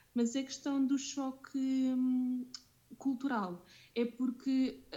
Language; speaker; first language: Portuguese; early bilingual, other home language; Romanian